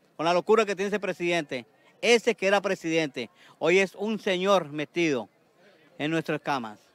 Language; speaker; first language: Spanish; native; Spanish